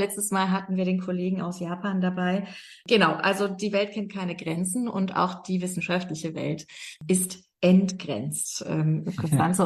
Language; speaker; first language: German; native; German